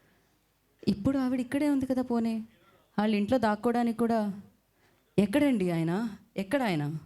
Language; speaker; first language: Telugu; native; Telugu